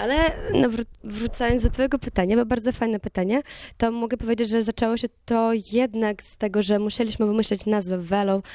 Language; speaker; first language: Polish; non-native, learner; Ukrainian